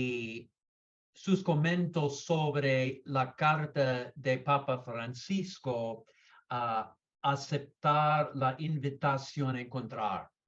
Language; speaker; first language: Spanish; non-native, learner; English